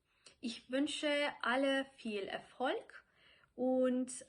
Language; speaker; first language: German; non-native, fluent; Turkish